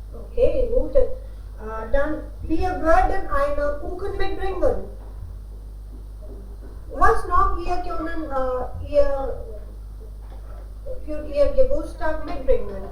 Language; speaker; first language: German; non-native, learner; Hindi